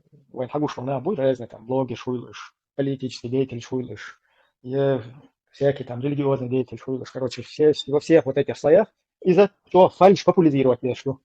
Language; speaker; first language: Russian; non-native, local second language; Chechen